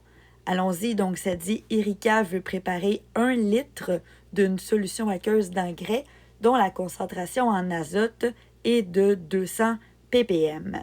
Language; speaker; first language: French; native; French